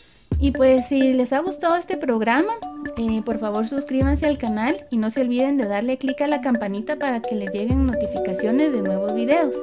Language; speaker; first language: Spanish; native; Spanish